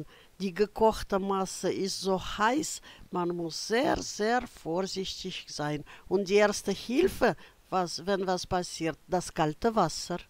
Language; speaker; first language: German; non-native, fluent; Russian